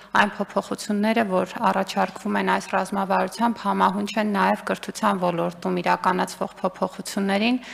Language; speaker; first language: Armenian; native; Armenian